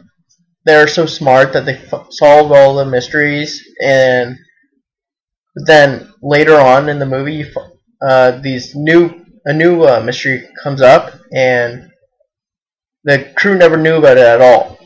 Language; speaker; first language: English; native; English